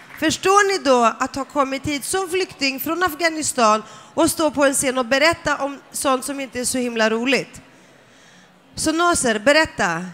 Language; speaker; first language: Swedish; early bilingual, other home language; Greek